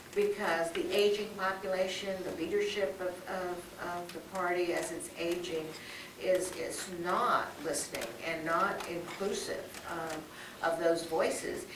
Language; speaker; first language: English; native; English